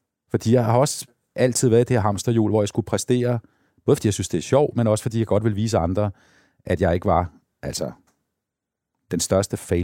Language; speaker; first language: Danish; native; Danish